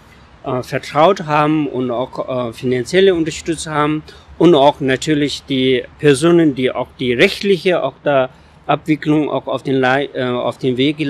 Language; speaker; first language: German; non-native, fluent; Tibetan